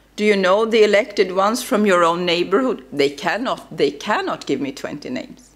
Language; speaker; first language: English; non-native, fluent; Swedish